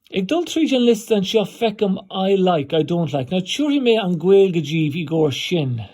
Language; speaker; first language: Irish; native; Irish